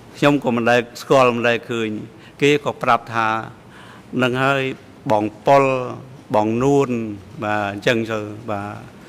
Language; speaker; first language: Khmer; native; Khmer